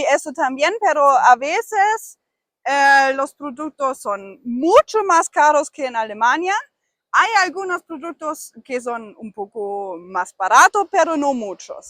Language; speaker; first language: Spanish; non-native, fluent; German